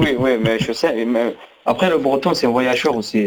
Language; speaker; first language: French; non-native, learner; Somali